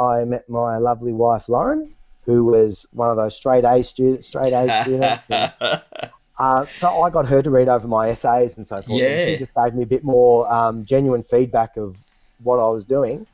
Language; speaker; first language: English; native; English